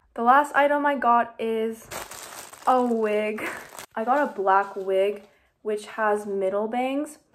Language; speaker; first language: English; native; English